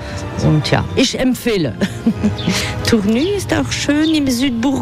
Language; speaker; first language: German; non-native, fluent; French